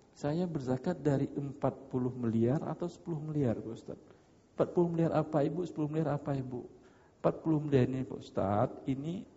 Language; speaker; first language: Indonesian; non-native, local second language; Minangkabau